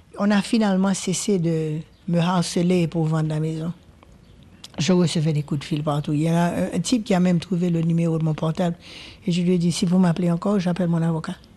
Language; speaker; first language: French; non-native, local second language; Haitian Creole